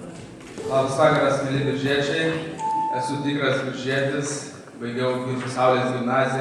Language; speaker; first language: Lithuanian; native; Lithuanian